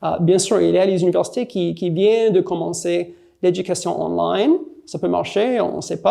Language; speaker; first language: French; non-native, fluent; English